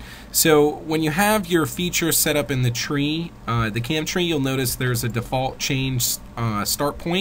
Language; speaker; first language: English; native; English